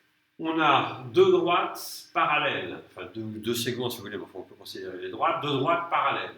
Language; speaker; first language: French; native; French